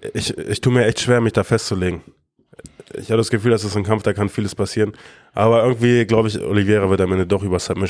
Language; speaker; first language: German; native; German